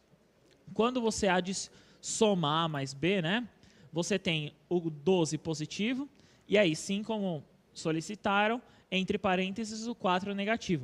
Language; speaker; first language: Portuguese; native; Portuguese